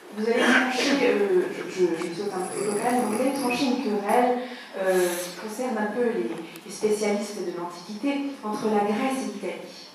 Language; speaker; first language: French; native; French